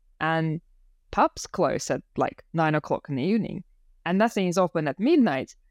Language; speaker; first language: English; non-native, fluent; Russian